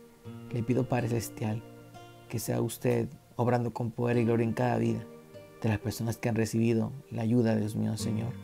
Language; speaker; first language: Spanish; native; Spanish